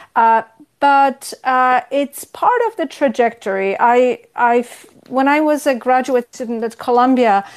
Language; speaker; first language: English; non-native, fluent; Polish